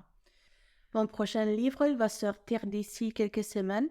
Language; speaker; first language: French; non-native, fluent; Italian